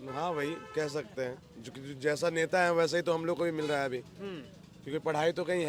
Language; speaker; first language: Hindi; native; Hindi